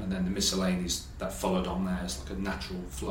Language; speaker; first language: English; native; English